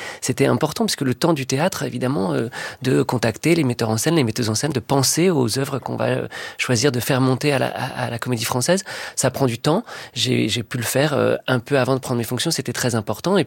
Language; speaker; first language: French; native; French